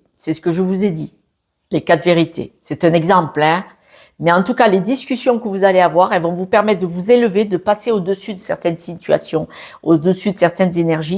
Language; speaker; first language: French; native; French